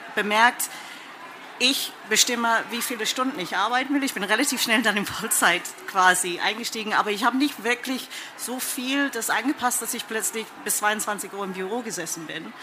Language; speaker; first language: German; non-native, fluent; English